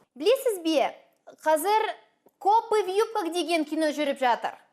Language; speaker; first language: Kazakh; non-native, local second language; Russian